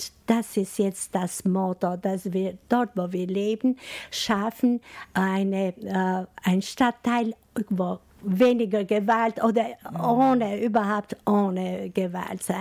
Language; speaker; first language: German; non-native, fluent; Albanian